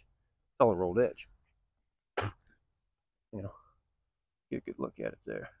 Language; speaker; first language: English; native; English